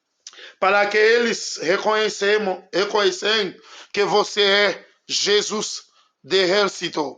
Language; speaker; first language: Portuguese; non-native, learner; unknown